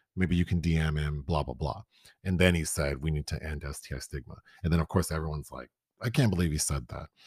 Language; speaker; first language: English; native; English